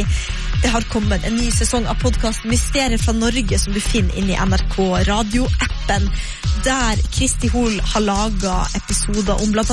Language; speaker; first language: Norwegian; native; Norwegian